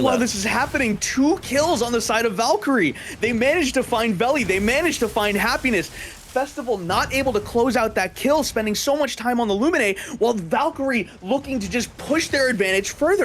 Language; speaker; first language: English; native; English